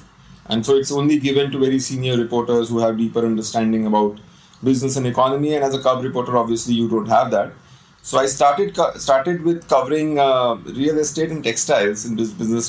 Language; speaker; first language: English; non-native, local second language; Hindi